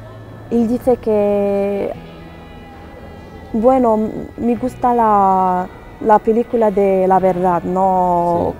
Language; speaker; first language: Spanish; non-native, learner; Arabic